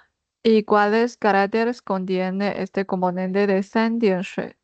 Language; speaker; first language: Spanish; non-native, fluent; Chinese